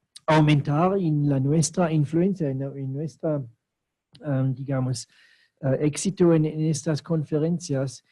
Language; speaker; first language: Spanish; non-native, fluent; German